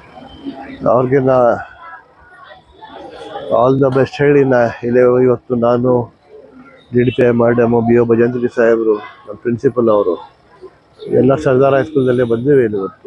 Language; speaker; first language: Kannada; non-native, local second language; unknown